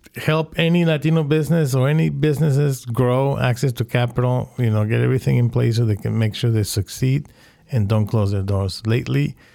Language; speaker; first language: English; non-native, fluent; Spanish